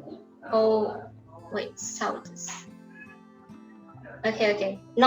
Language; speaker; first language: English; non-native, learner; Indonesian